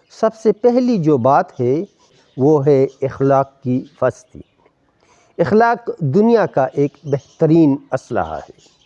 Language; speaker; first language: Urdu; non-native, local second language; Pashto